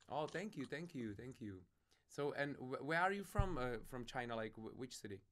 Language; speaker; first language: English; non-native, learner; Czech